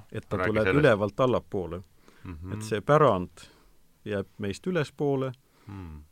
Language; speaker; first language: Estonian; native; Estonian